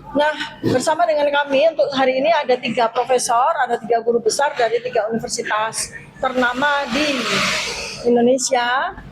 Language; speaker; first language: Indonesian; native; Indonesian